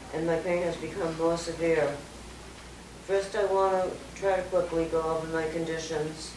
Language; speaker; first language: English; native; English